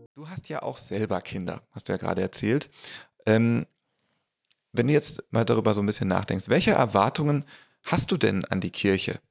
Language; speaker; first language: German; native; German